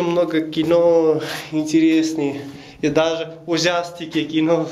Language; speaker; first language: Russian; non-native, local second language; Armenian